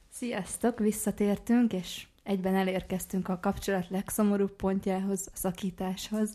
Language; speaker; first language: Hungarian; native; Hungarian